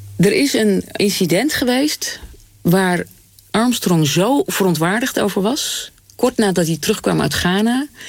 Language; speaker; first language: Dutch; native; Dutch